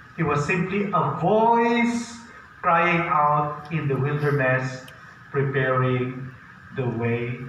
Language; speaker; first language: English; non-native, local second language; Filipino